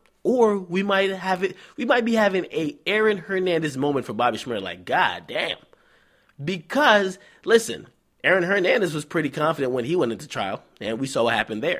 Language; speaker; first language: English; native; English